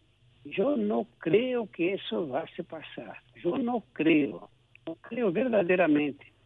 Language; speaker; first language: Spanish; non-native, local second language; Portuguese